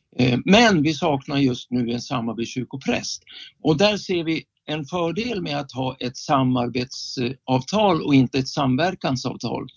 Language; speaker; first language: Swedish; native; Swedish